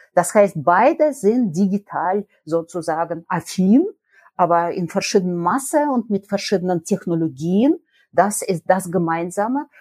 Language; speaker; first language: German; non-native, fluent; Russian